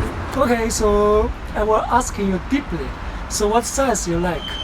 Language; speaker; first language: English; non-native, learner; Chinese